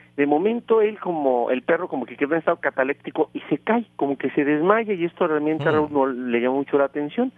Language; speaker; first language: Spanish; native; Spanish